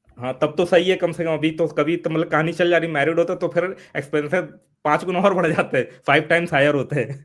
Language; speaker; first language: Hindi; native; Hindi